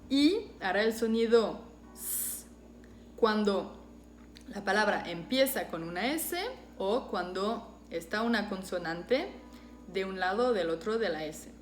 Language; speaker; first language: Spanish; non-native, fluent; French